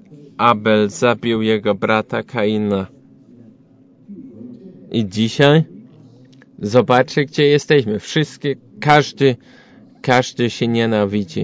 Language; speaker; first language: Polish; non-native, learner; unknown